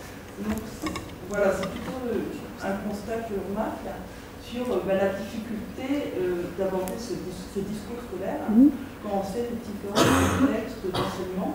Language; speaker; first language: French; native; French